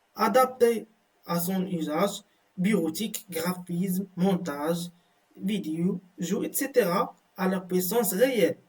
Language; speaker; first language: French; non-native, local second language; Arabic